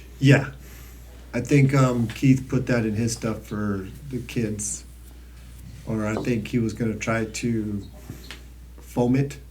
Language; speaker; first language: English; native; English